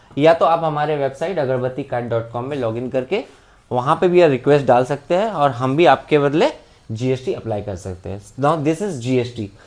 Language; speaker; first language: Hindi; non-native, local second language; Bangla